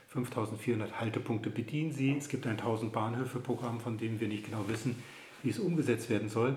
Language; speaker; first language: German; native; German